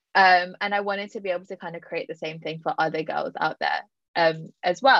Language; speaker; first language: English; native; English